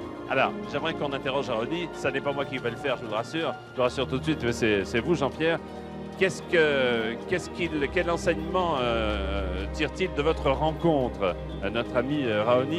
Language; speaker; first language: French; native; French